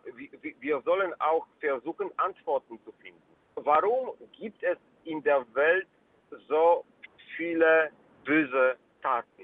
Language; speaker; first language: German; non-native, fluent; Polish